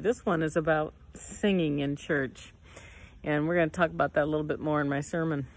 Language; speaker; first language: English; native; English